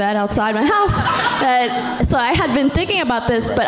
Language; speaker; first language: English; native; English